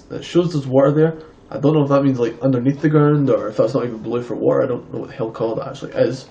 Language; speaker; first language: English; native; English